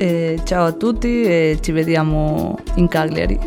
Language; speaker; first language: Italian; non-native, learner; Spanish